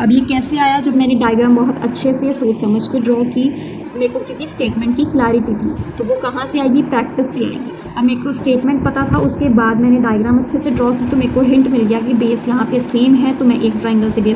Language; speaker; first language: Hindi; native; Hindi